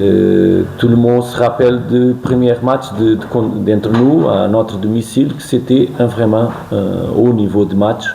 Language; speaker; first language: French; non-native, fluent; Portuguese